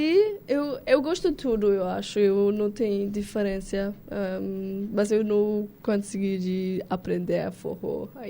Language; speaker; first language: Portuguese; non-native, learner; German